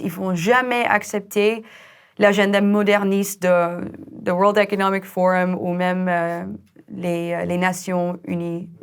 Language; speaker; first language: French; non-native, fluent; Dutch